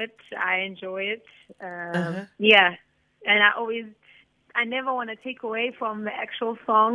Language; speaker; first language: English; non-native, local second language; Zulu